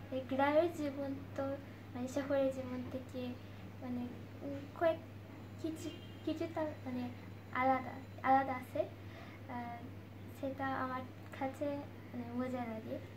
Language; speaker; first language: Bangla; non-native, fluent; Japanese